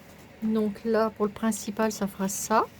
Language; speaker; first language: French; native; French